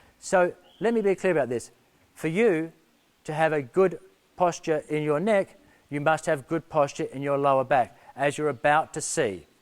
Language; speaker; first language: English; native; English